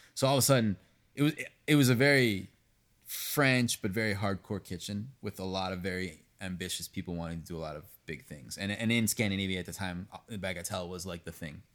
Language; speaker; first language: English; early bilingual, other home language; Spanish